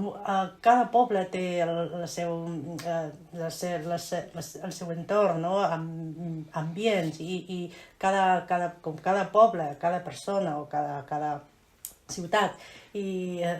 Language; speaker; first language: Catalan; non-native, fluent; Chinese